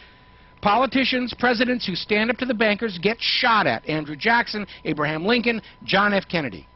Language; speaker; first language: English; native; English